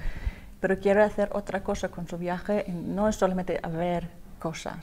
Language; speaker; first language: Spanish; non-native, learner; Danish